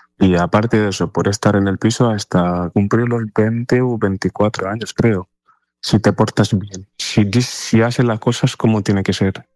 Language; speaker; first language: Spanish; non-native, fluent; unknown